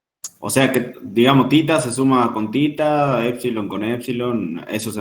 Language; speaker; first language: Spanish; native; Spanish